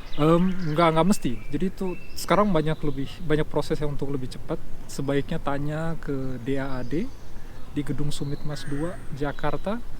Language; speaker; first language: Indonesian; native; Indonesian